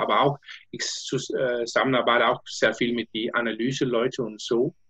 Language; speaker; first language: German; non-native, learner; Danish